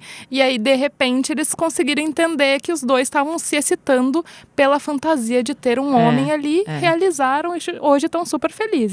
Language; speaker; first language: Portuguese; native; Portuguese